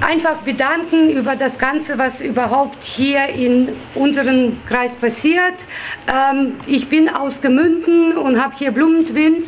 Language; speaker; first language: German; non-native, fluent; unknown